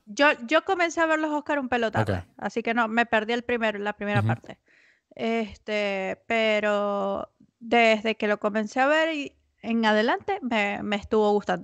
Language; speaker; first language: Spanish; native; Spanish